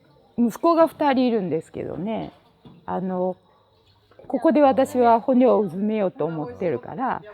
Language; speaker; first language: Japanese; native; Japanese